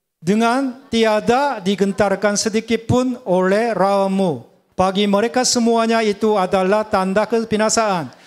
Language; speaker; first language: Indonesian; non-native, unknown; Korean